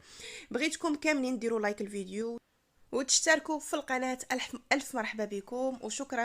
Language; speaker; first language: Arabic; native; Arabic